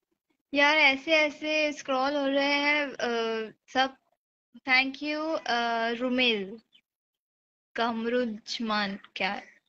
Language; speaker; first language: Hindi; native; Hindi